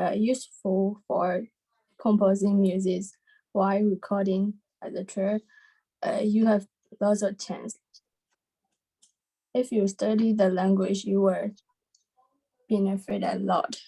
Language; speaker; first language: English; non-native, learner; Burmese